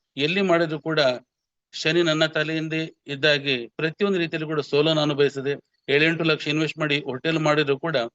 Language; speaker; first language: Kannada; native; Kannada